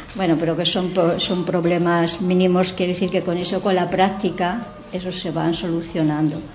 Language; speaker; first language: Spanish; native; Spanish